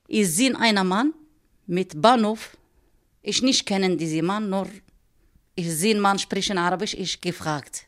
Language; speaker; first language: German; non-native, learner; Arabic